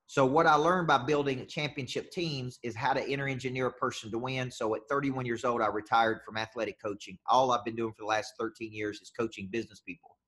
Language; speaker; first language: English; native; English